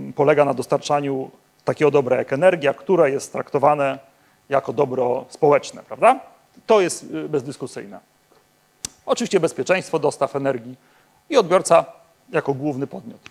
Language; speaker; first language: Polish; native; Polish